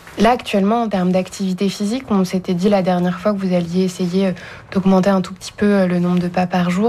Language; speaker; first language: French; native; French